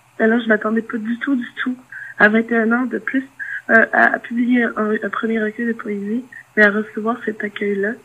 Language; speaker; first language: French; non-native, local second language; Innu-aimun